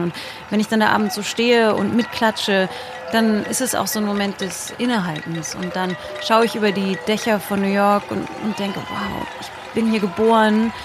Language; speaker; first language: German; native; German